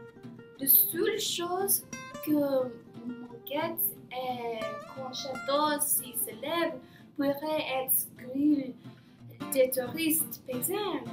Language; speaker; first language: French; non-native, learner; English